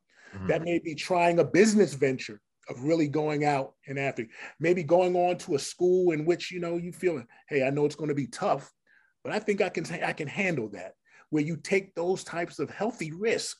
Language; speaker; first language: English; native; English